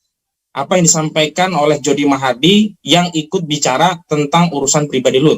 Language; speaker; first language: Indonesian; native; Indonesian